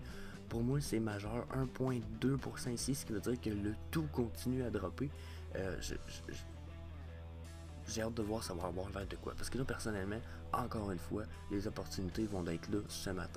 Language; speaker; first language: French; native; French